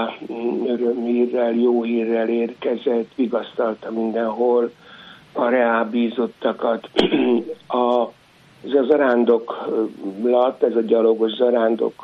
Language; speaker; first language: Hungarian; native; Hungarian